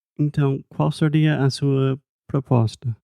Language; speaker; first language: Portuguese; non-native, fluent; English